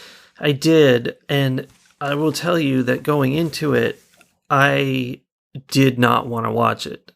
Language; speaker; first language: English; native; English